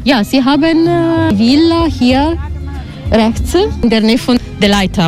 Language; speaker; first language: German; non-native, learner; Italian